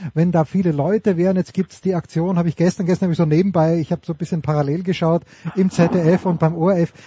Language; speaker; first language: German; native; German